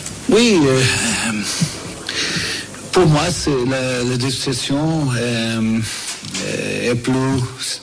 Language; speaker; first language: French; non-native, learner; Portuguese